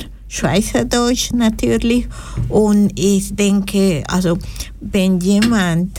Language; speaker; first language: German; non-native, learner; Spanish